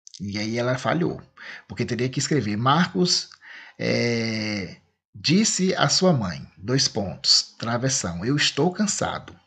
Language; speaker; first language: Portuguese; native; Portuguese